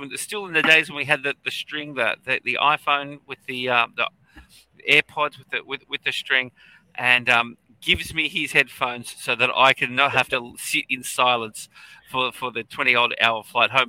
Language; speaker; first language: English; native; English